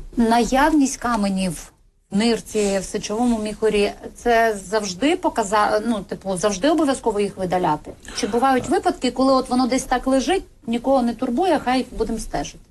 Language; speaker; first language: Ukrainian; non-native, local second language; Russian